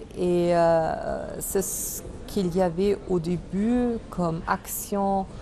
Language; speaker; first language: French; non-native, fluent; German